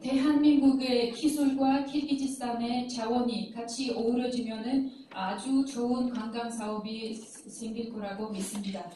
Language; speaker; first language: Korean; non-native, fluent; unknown